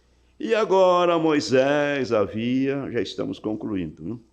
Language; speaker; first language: Portuguese; native; Portuguese